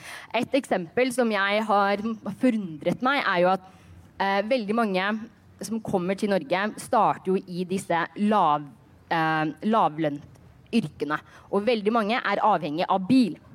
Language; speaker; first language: Norwegian; early bilingual, other home language; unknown